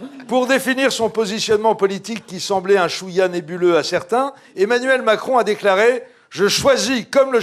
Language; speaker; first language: French; native; French